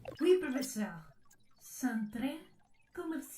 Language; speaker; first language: French; non-native, learner; Spanish